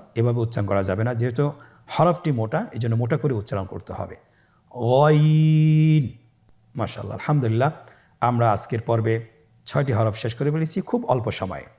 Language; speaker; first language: Bangla; native; Bangla